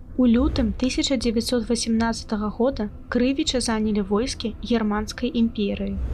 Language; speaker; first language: Belarusian; native; Belarusian